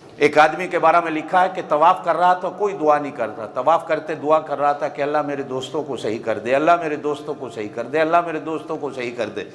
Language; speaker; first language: Urdu; non-native, local second language; Punjabi